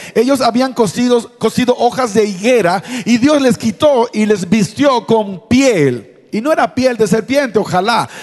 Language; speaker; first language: Spanish; native; Spanish